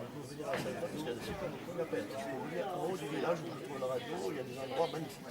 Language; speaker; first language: French; native; French